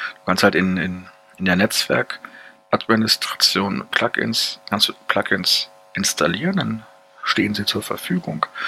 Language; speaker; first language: German; native; German